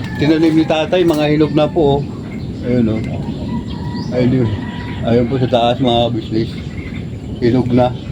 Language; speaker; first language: Filipino; non-native, local second language; Bikol